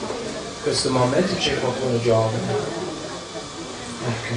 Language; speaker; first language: Italian; non-native, learner; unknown